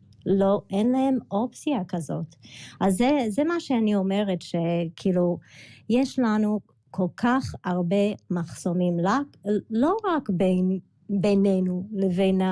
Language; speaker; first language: Hebrew; early bilingual, other home language; English